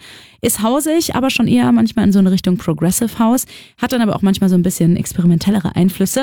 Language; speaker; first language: German; native; German